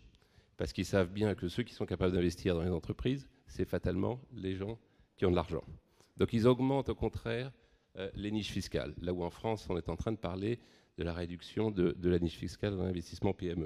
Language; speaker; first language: French; native; French